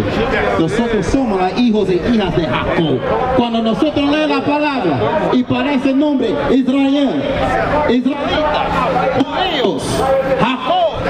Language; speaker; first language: Spanish; non-native, learner; English